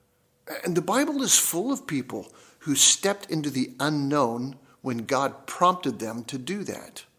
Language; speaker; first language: English; native; English